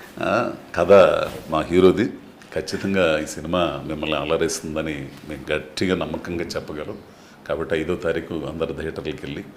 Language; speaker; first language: Telugu; native; Telugu